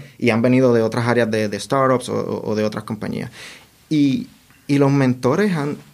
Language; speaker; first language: Spanish; native; Spanish